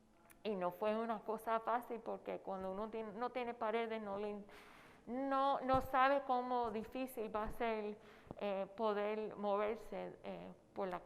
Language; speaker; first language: Spanish; non-native, fluent; English